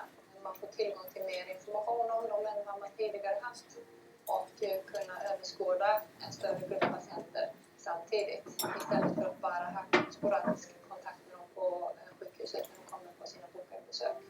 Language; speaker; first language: Swedish; native; Swedish